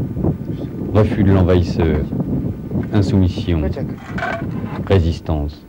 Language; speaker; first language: French; native; French